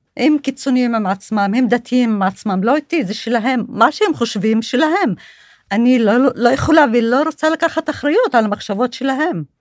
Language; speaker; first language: Hebrew; non-native, local second language; Arabic